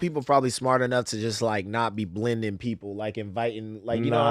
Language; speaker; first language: English; native; English